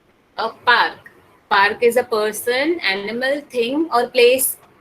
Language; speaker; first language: English; non-native, local second language; Hindi